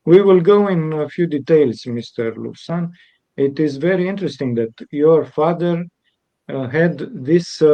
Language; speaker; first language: English; non-native, fluent; Romanian